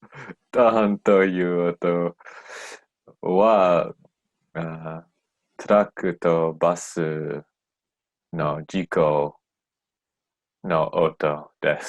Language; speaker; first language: Japanese; non-native, learner; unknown